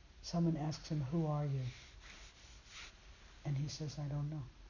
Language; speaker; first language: English; native; English